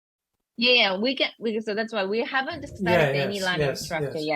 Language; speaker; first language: English; non-native, learner; Japanese